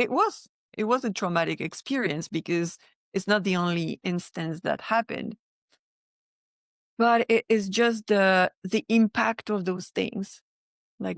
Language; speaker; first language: English; non-native, fluent; French